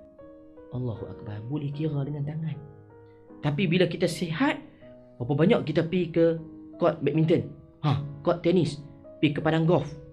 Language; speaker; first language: Malay; native; Malay